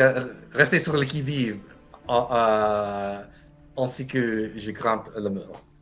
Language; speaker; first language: French; non-native, fluent; English